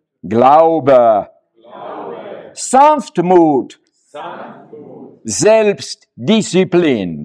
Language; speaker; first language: German; non-native, learner; English